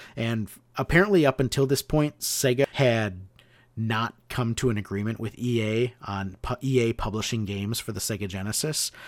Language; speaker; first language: English; native; English